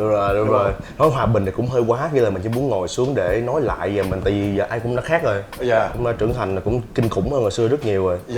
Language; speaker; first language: Vietnamese; native; Vietnamese